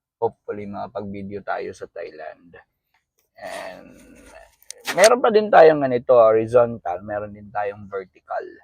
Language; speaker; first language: Filipino; non-native, local second language; Cebuano